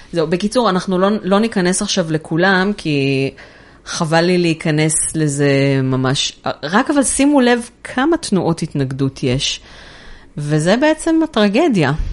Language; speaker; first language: Hebrew; native; Hebrew